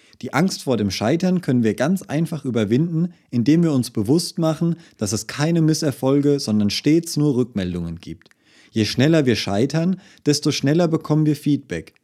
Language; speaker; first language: German; native; German